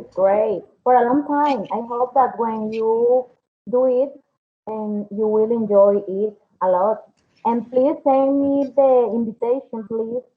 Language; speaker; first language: English; non-native, learner; Spanish